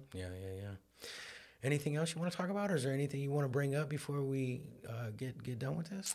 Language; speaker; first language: English; native; English